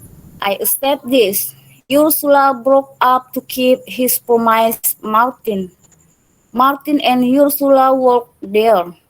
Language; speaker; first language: English; non-native, learner; Indonesian